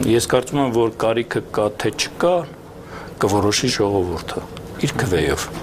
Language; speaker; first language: Armenian; native; Armenian